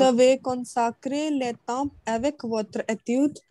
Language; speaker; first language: French; non-native, learner; Hindi